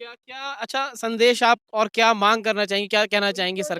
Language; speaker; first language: Hindi; native; Hindi